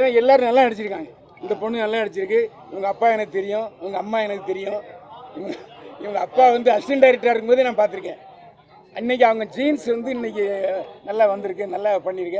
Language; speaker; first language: Tamil; native; Tamil